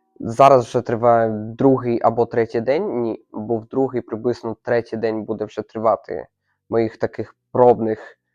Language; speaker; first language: Ukrainian; native; Ukrainian